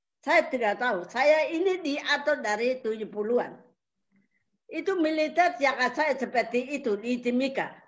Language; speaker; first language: Indonesian; non-native, local second language; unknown